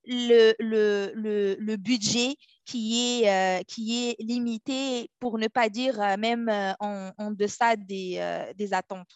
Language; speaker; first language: French; non-native, local second language; Arabic